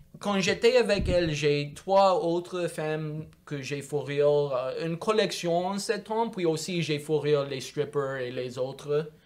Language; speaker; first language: French; non-native, local second language; English